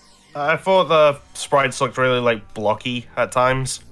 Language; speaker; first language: English; native; English